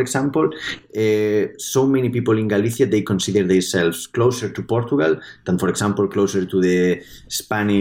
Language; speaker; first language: English; non-native, fluent; Spanish